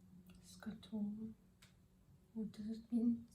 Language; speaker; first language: English; non-native, learner; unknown